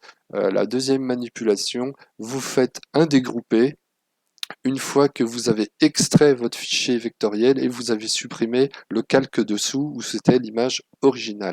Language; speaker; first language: French; native; French